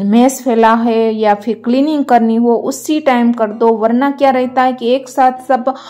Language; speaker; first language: Hindi; non-native, local second language; Gujarati